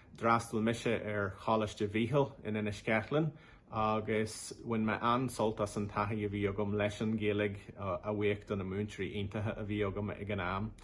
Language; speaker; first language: Irish; non-native, local second language; English